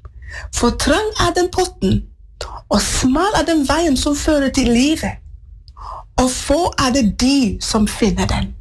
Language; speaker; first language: Norwegian; non-native, fluent; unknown